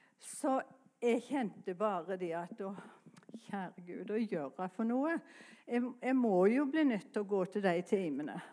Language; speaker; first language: Norwegian; native; Norwegian